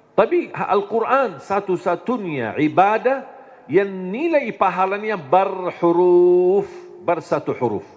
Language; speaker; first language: Indonesian; non-native, fluent; Arabic